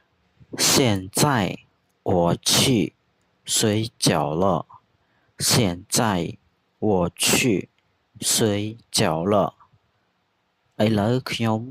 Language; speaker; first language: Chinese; non-native, fluent; Khmer